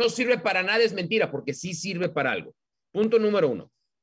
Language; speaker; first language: Spanish; native; Spanish